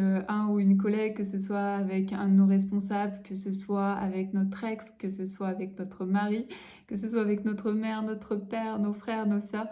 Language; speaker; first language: French; native; French